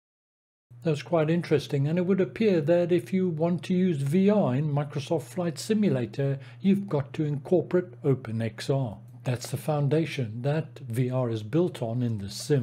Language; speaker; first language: English; native; English